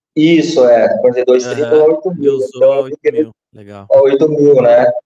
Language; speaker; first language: Portuguese; native; Portuguese